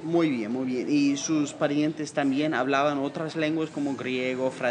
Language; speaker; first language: Spanish; non-native, learner; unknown